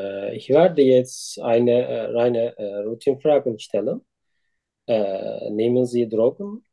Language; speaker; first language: German; non-native, learner; Turkish